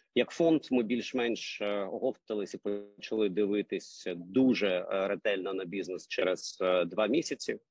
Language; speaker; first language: Ukrainian; non-native, local second language; Russian